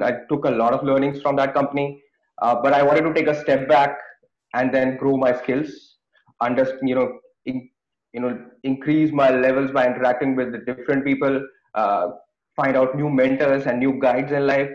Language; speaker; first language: English; non-native, local second language; Hindi